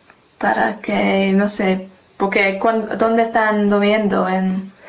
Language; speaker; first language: Spanish; non-native, learner; English